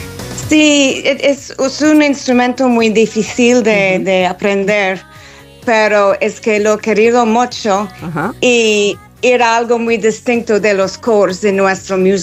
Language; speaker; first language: Spanish; non-native, learner; English